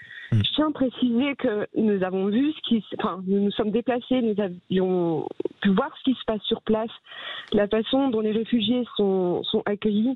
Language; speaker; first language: French; native; French